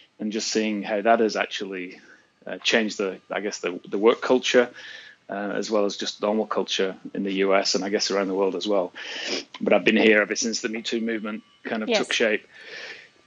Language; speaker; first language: English; native; English